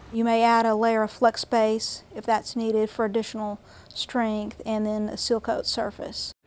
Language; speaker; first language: English; native; English